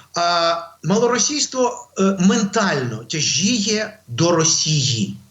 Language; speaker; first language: Ukrainian; non-native, local second language; Russian